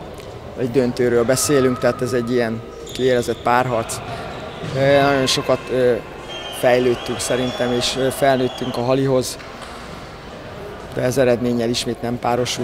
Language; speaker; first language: Hungarian; native; Hungarian